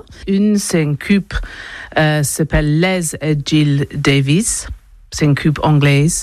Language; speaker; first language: French; non-native, learner; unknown